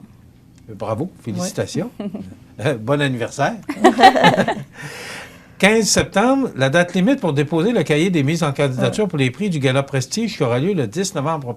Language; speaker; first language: French; native; French